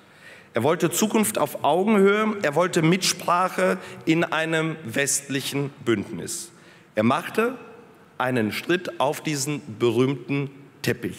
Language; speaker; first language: German; early bilingual, other home language; Polish